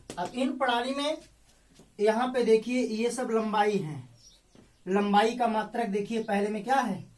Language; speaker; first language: Hindi; native; Hindi